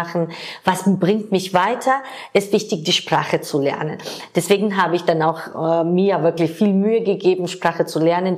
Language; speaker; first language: German; non-native, fluent; Georgian